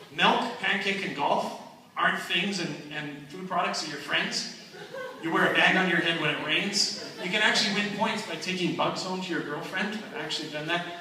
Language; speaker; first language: English; native; English